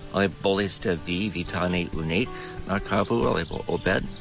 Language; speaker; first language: Slovak; non-native, learner; English